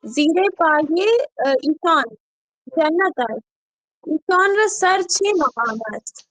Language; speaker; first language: Persian; non-native, learner; Urdu